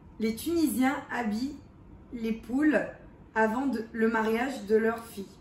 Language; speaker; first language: French; early bilingual, heritage; English